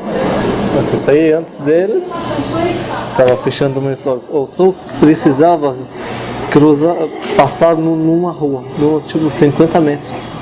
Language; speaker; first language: Portuguese; non-native, fluent; Arabic